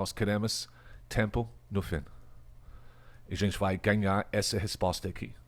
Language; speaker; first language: Portuguese; non-native, fluent; English